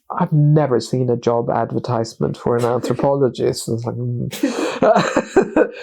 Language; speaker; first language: English; non-native, fluent; Swedish